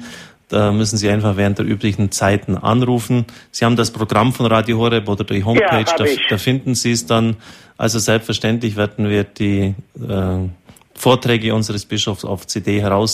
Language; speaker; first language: German; native; German